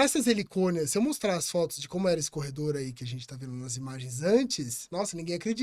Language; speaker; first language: Portuguese; native; Portuguese